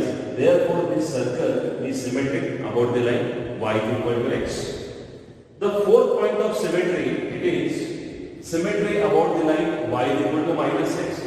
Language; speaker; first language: English; non-native, local second language; Marathi